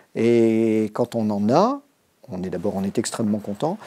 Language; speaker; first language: French; native; French